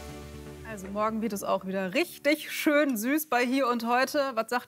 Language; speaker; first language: German; native; German